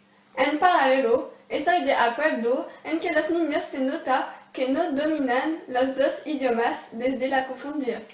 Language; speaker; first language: Spanish; non-native, learner; French